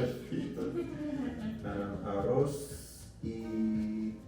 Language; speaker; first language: Spanish; non-native, learner; English